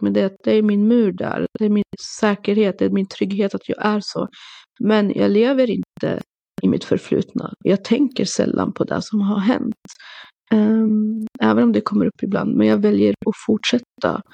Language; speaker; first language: Swedish; early bilingual, other home language; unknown